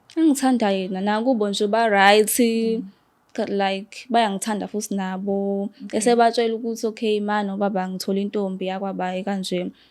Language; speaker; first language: Zulu; native; Zulu